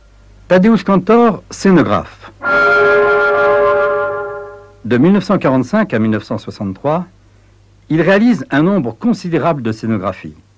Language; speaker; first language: French; native; French